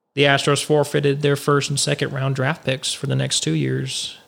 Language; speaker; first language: English; native; English